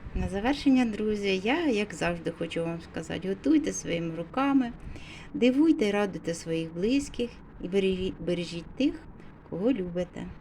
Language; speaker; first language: Ukrainian; non-native, local second language; Russian